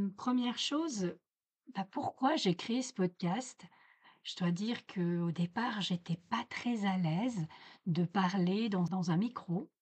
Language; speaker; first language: French; native; French